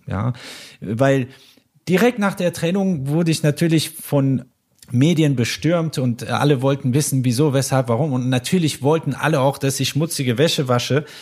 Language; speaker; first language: German; early bilingual, other home language; Persian